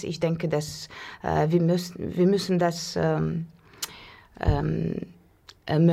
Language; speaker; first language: German; non-native, fluent; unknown